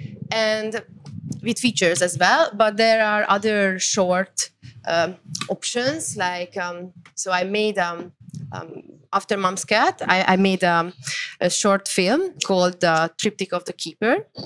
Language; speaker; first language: English; non-native, fluent; Hungarian